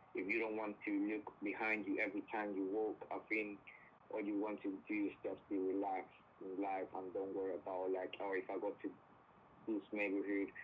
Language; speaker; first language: English; non-native, fluent; Spanish